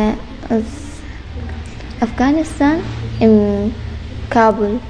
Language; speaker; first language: German; non-native, learner; Persian